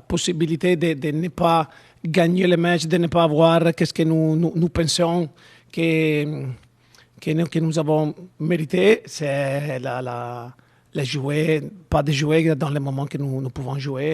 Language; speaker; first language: French; non-native, learner; Italian